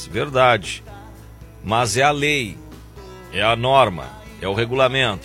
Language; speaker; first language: Portuguese; native; Portuguese